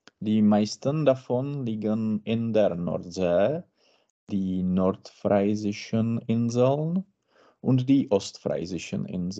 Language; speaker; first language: German; non-native, learner; Czech